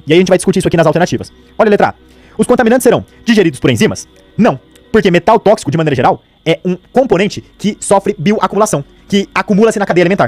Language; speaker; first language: Portuguese; native; Portuguese